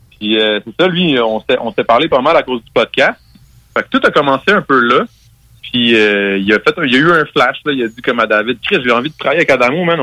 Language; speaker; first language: French; native; French